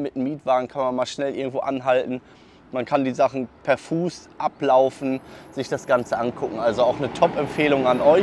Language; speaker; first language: German; native; German